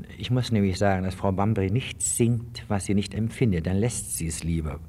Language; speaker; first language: German; native; German